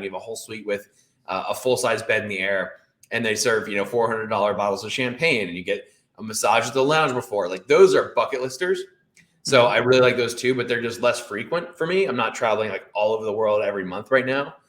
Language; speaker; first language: English; native; English